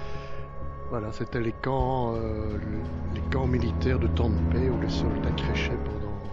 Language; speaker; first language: French; native; French